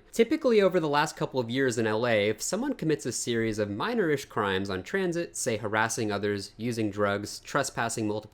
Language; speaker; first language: English; native; English